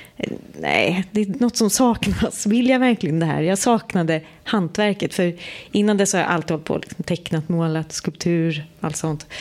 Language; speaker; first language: Swedish; native; Swedish